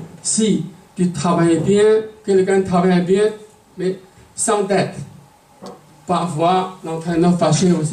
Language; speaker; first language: French; non-native, learner; Chinese